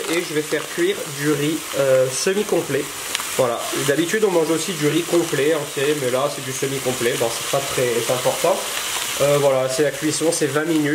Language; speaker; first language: French; native; French